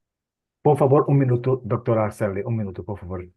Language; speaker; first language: Spanish; non-native, fluent; Portuguese